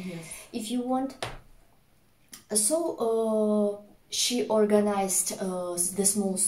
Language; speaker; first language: English; non-native, fluent; Russian